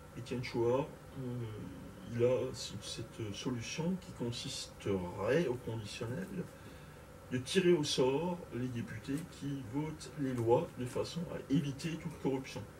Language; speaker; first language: French; native; French